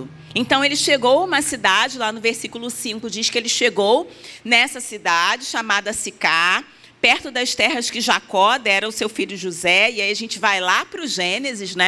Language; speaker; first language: Portuguese; native; Portuguese